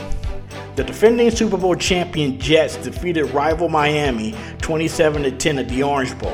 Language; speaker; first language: English; native; English